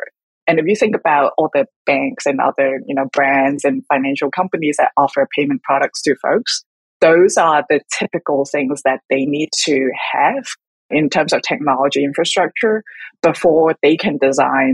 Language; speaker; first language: English; non-native, local second language; Cantonese